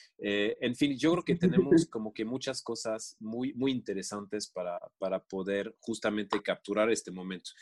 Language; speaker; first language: Spanish; non-native, fluent; French